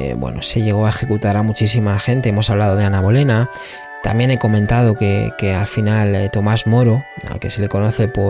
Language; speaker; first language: Spanish; native; Spanish